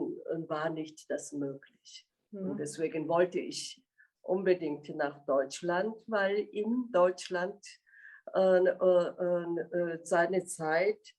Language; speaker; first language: German; non-native, fluent; Korean